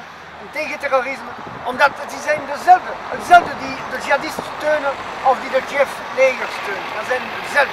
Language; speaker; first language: Dutch; non-native, learner; Arabic